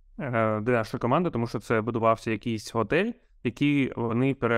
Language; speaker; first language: Ukrainian; non-native, local second language; Russian